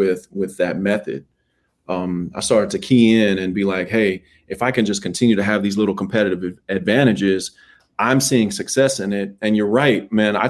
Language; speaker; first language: English; native; English